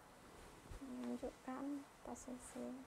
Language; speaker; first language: Indonesian; native; Indonesian